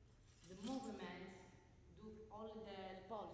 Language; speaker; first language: English; non-native, learner; Italian